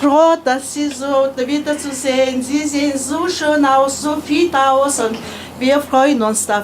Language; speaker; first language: German; non-native, learner; Mongolian